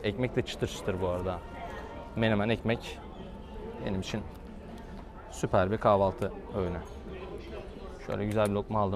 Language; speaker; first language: Turkish; native; Turkish